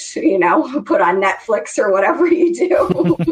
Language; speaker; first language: English; native; English